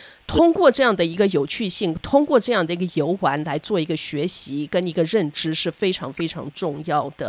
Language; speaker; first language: Chinese; native; Chinese